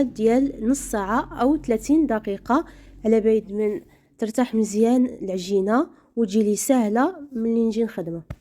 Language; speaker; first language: Arabic; native; Arabic